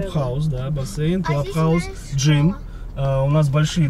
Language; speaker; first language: Russian; native; Russian